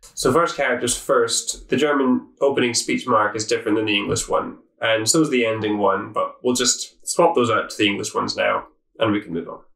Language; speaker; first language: English; native; English